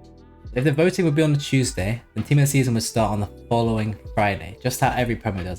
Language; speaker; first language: English; native; English